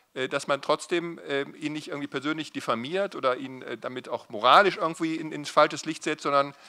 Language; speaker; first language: German; native; German